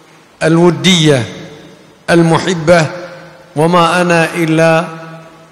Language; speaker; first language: Arabic; native; Arabic